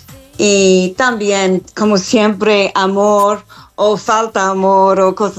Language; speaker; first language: Spanish; non-native, fluent; English